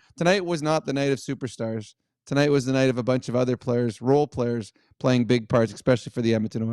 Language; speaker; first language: English; native; English